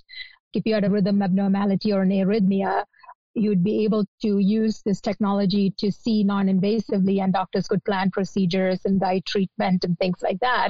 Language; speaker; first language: English; non-native, local second language; Malayalam